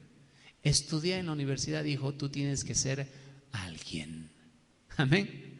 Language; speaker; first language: Spanish; native; Spanish